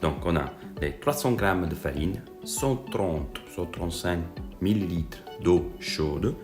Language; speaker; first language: French; non-native, fluent; Italian